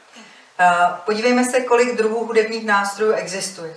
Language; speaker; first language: Czech; native; Czech